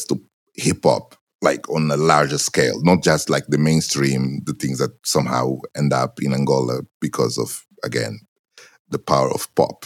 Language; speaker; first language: English; non-native, fluent; Portuguese